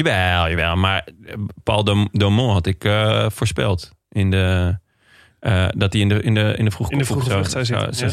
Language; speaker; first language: Dutch; native; Dutch